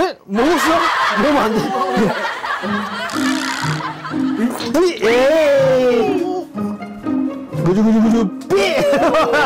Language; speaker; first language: Korean; non-native, fluent; Japanese